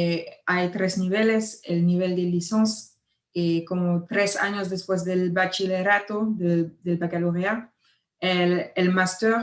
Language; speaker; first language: Spanish; non-native, fluent; French